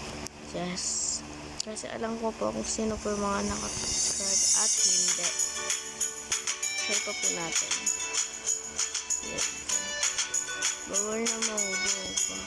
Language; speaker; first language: Filipino; native; Filipino